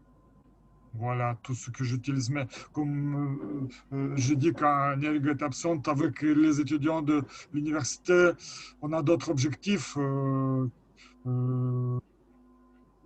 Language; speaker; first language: French; non-native, fluent; Lithuanian